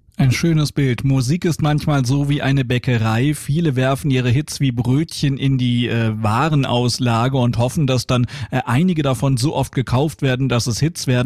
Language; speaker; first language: German; native; German